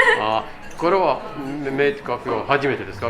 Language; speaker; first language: Japanese; non-native, learner; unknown